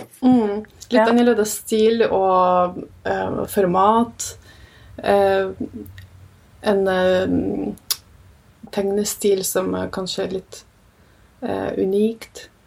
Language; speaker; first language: Norwegian; early bilingual, other home language; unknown